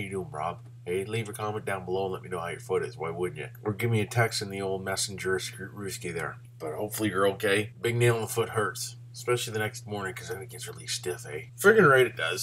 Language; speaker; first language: English; native; English